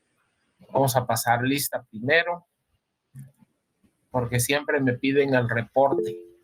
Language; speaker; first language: Spanish; native; Spanish